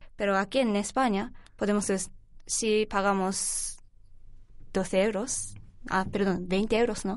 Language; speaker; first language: Spanish; non-native, learner; Japanese